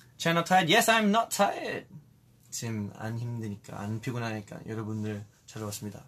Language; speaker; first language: Korean; early bilingual, heritage; Korean